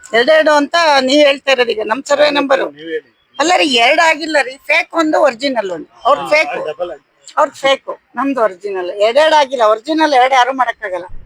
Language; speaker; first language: Kannada; native; Kannada